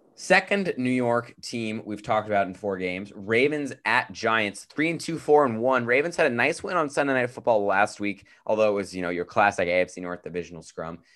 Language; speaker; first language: English; native; English